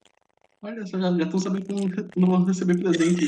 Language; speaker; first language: Portuguese; native; Portuguese